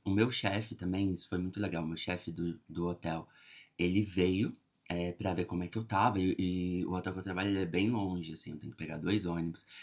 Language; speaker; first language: Portuguese; native; Portuguese